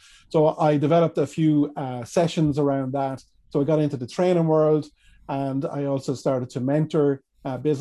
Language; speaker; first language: English; native; English